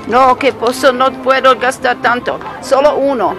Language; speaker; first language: Spanish; non-native, learner; English